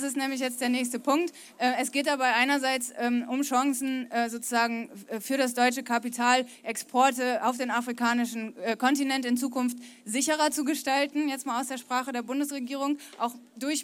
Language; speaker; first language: German; native; German